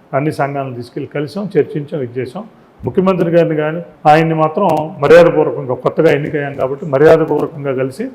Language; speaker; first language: Telugu; native; Telugu